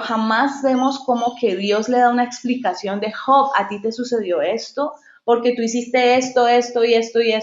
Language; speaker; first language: Spanish; native; Spanish